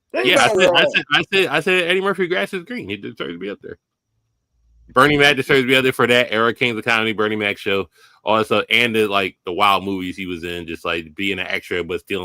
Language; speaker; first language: English; native; English